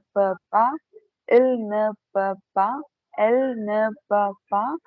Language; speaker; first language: French; non-native, learner; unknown